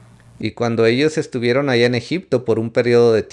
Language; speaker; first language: Spanish; native; Spanish